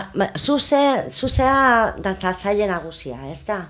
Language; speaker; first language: Basque; non-native, local second language; Spanish